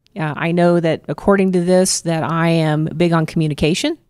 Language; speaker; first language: English; native; English